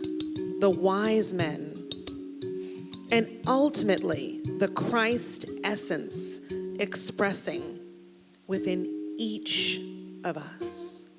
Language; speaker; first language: English; native; English